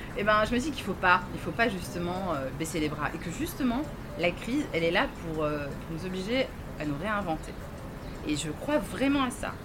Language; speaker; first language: French; native; French